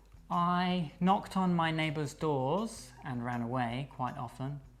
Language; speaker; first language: English; native; English